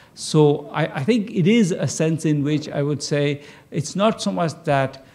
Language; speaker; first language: English; non-native, local second language; Bangla